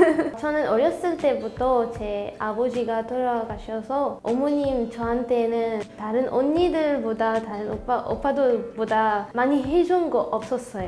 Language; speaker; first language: Korean; non-native, fluent; Arabic